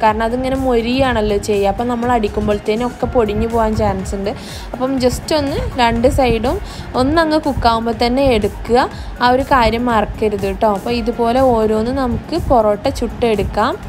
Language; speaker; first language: Malayalam; native; Malayalam